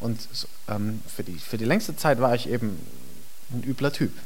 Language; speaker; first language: German; native; German